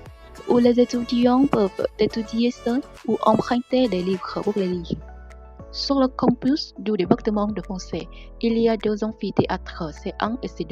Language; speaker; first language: French; non-native, learner; Vietnamese